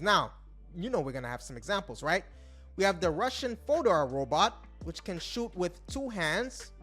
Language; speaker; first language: English; native; English